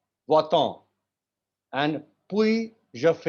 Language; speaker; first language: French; non-native, learner; Hindi